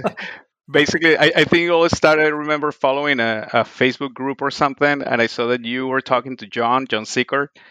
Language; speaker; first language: English; non-native, fluent; Spanish